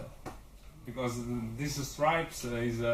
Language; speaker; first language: English; non-native, learner; Italian